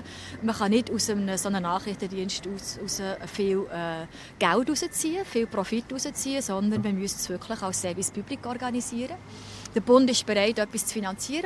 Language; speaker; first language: German; native; German